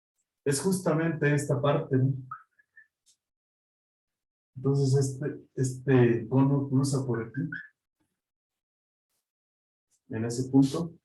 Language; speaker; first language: Spanish; native; Spanish